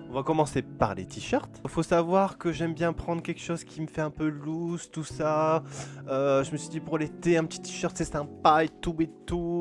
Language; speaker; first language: French; native; French